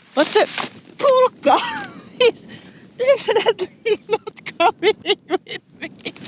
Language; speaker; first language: English; non-native, fluent; Finnish